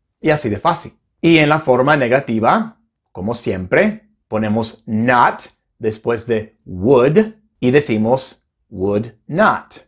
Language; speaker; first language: Spanish; non-native, fluent; English